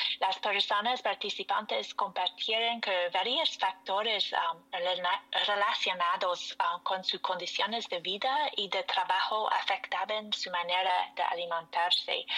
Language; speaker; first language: Spanish; non-native, learner; French